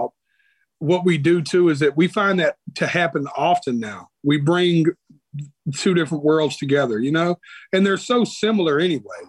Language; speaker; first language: English; native; English